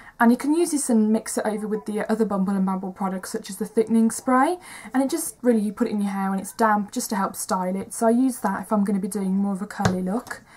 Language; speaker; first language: English; native; English